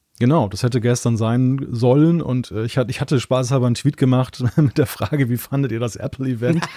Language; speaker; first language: German; native; German